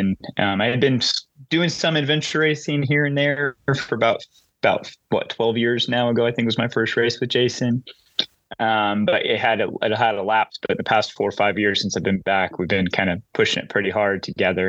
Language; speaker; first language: English; native; English